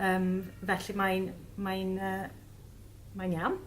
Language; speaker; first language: Welsh; non-native, learner; English